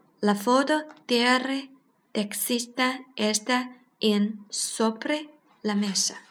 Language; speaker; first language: Spanish; non-native, learner; Chinese